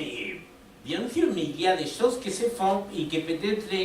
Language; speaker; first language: French; non-native, fluent; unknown